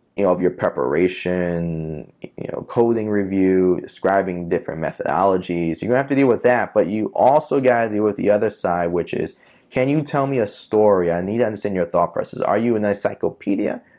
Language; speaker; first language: English; native; English